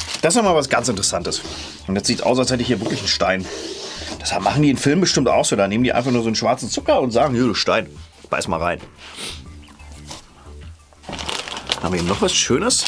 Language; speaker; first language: German; native; German